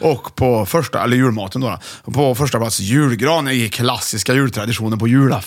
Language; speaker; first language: Swedish; native; Swedish